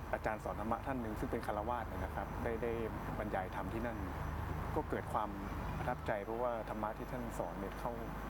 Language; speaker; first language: Thai; native; Thai